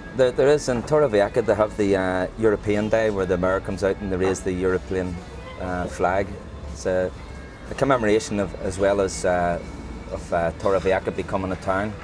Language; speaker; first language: English; native; English